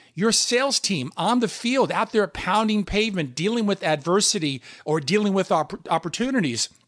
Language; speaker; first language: English; native; English